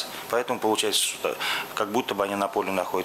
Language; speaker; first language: Russian; native; Russian